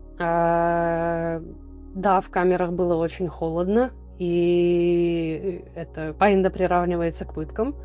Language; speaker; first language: Russian; native; Russian